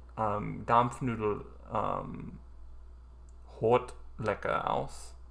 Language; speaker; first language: German; non-native, learner; English